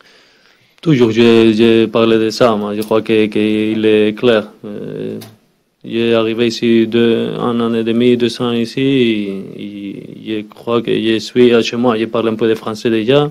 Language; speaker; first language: French; non-native, learner; Spanish